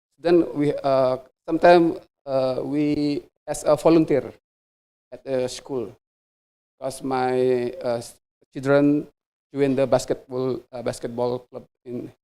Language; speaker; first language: English; non-native, fluent; Indonesian